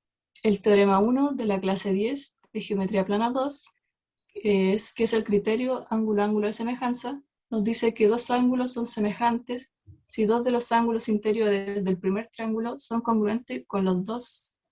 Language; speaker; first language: Spanish; native; Spanish